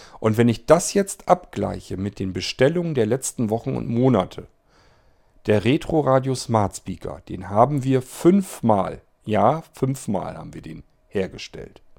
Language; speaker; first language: German; native; German